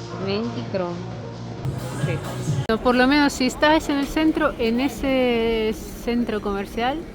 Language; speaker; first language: Spanish; non-native, fluent; Russian